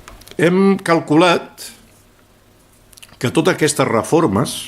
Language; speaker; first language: Catalan; native; Catalan